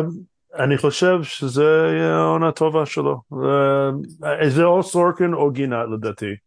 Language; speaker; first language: Hebrew; non-native, fluent; English